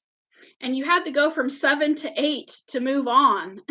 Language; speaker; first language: English; native; English